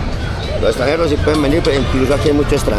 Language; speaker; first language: Spanish; native; Spanish